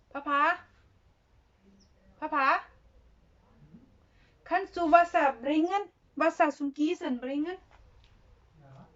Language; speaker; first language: German; non-native, learner; Thai